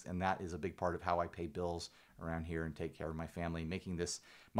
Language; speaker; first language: English; native; English